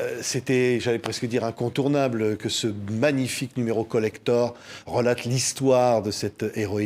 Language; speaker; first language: French; native; French